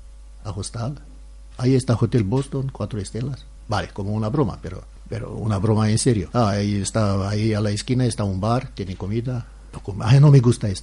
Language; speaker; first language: Spanish; non-native, learner; Romanian